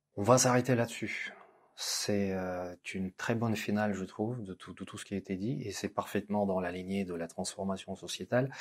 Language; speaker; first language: French; non-native, fluent; Russian